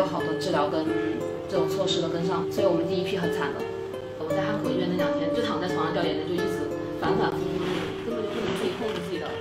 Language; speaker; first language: Chinese; native; Chinese